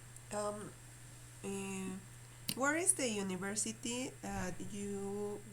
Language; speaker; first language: English; non-native, learner; Spanish